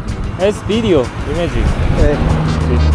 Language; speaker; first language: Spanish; non-native, learner; Korean